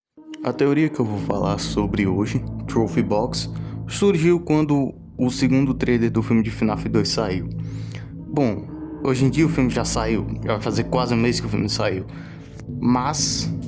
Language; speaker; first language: Portuguese; native; Portuguese